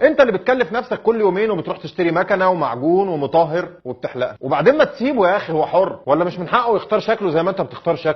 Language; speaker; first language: Arabic; native; Arabic